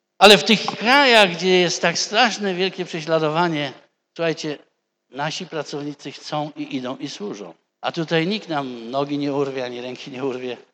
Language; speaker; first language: Polish; native; Polish